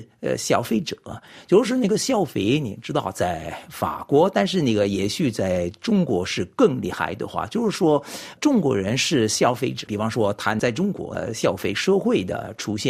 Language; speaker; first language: Chinese; non-native, fluent; French